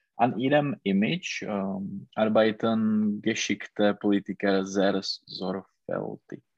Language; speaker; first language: German; non-native, learner; Czech